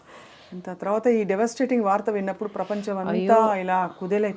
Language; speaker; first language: Telugu; native; Telugu